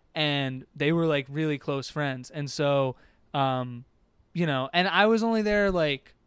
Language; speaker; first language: English; native; English